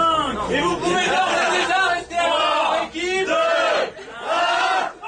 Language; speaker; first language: French; native; French